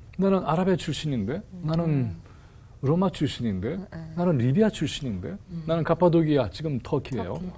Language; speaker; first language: Korean; native; Korean